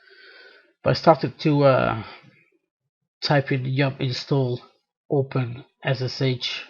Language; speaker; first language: English; non-native, fluent; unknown